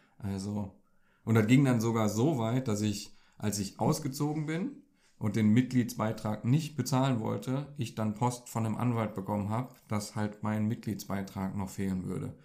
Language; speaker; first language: German; native; German